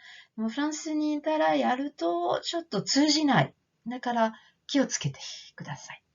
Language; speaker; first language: Japanese; non-native, fluent; French